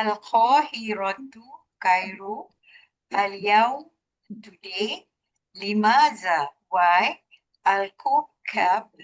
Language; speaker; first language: Arabic; non-native, learner; Malay